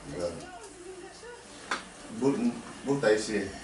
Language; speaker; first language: German; non-native, learner; Portuguese